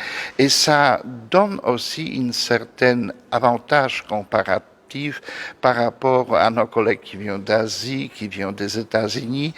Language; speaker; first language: French; non-native, fluent; Polish